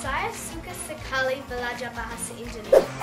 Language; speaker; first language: Indonesian; non-native, learner; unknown